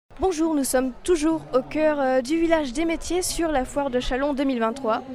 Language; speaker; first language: French; native; French